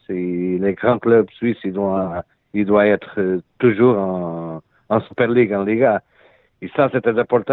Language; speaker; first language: French; non-native, learner; Portuguese